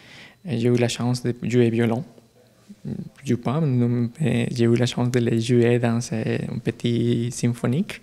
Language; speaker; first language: French; non-native, learner; Spanish